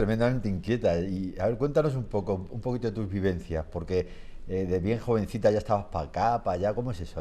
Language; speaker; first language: Spanish; native; Spanish